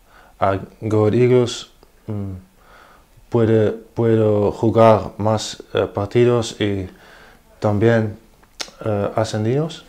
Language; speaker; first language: Spanish; non-native, learner; Dutch